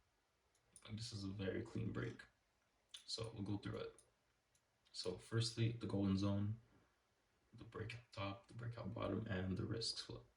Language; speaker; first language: English; native; English